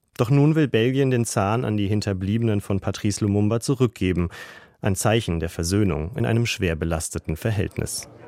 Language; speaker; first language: German; native; German